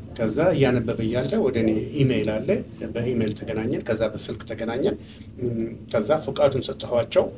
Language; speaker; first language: Amharic; non-native, local second language; Tigrinya